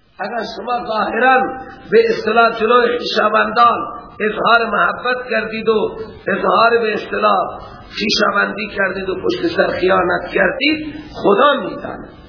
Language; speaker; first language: Persian; non-native, local second language; Baluchi